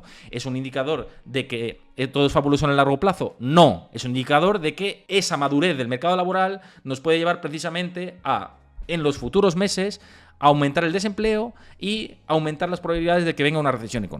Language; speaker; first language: Spanish; native; Spanish